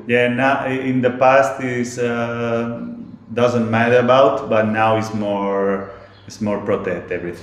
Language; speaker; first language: English; non-native, learner; Spanish